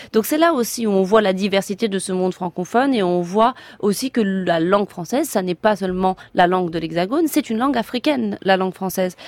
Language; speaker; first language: French; native; French